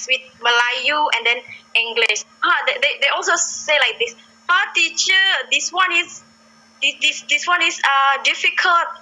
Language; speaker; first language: English; non-native, learner; Indonesian